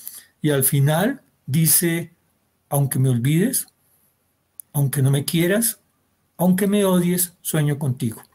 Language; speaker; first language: Spanish; native; Spanish